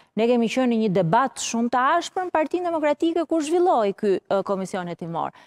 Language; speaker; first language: Albanian; native; Albanian